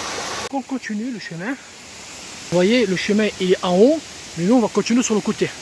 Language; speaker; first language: French; native; French